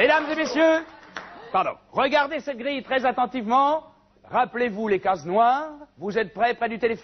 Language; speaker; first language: French; native; French